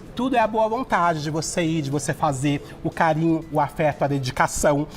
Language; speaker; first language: Portuguese; native; Portuguese